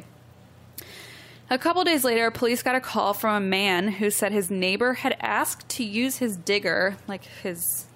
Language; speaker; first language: English; native; English